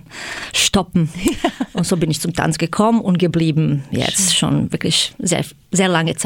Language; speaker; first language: German; non-native, fluent; Croatian